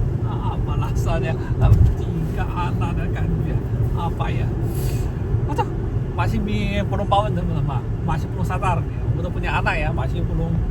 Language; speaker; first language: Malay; non-native, fluent; Chinese